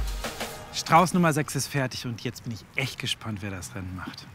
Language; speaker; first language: German; native; German